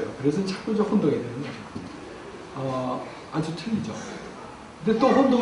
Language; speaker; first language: Korean; native; Korean